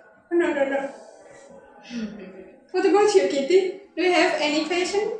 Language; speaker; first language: English; non-native, learner; Indonesian